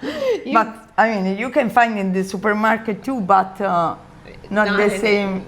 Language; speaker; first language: English; non-native, learner; Italian